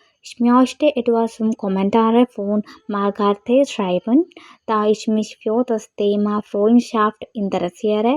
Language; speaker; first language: German; non-native, learner; Malayalam